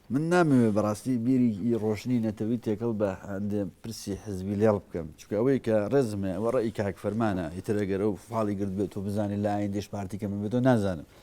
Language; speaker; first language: Central Kurdish; native; Central Kurdish